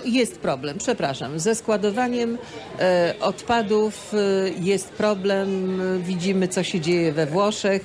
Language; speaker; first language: Polish; native; Polish